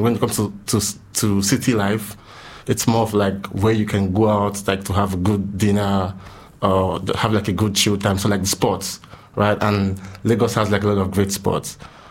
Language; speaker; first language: English; non-native, local second language; Igbo